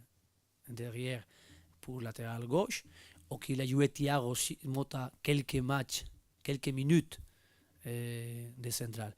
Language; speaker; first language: French; non-native, learner; Spanish